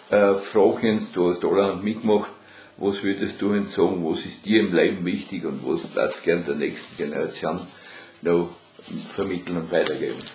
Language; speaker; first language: German; native; German